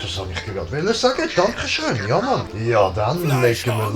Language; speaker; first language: German; native; German